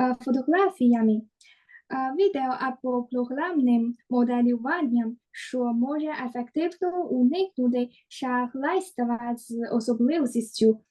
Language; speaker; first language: Ukrainian; non-native, learner; Chinese